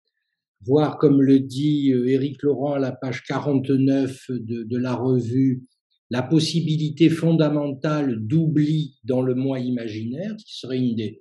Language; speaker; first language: French; native; French